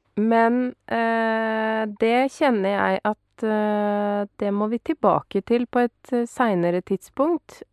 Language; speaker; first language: Norwegian; native; Norwegian